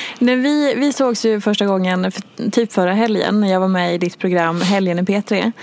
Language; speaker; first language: Swedish; native; Swedish